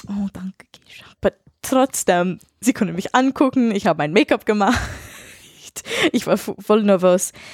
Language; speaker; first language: German; non-native, learner; English